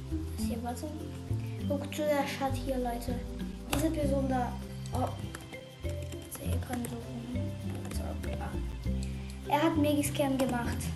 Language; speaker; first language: German; non-native, learner; Portuguese